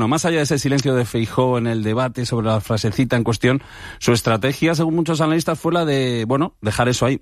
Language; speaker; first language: Spanish; native; Spanish